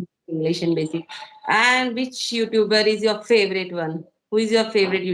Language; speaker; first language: English; non-native, fluent; Hindi